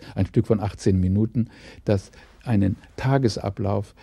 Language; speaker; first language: German; native; German